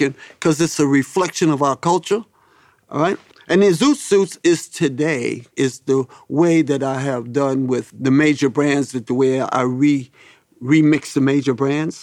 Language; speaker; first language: English; native; English